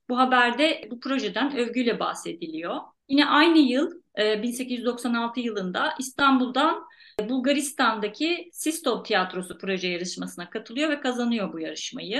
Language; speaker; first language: Turkish; native; Turkish